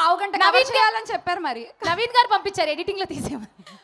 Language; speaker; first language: Telugu; native; Telugu